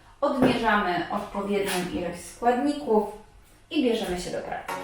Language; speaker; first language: Polish; native; Polish